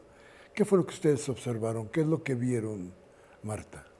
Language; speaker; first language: Spanish; native; Spanish